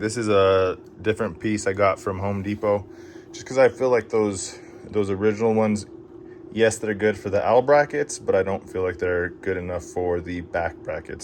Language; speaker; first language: English; native; English